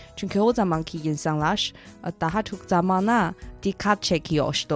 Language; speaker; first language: Turkish; non-native, fluent; Chinese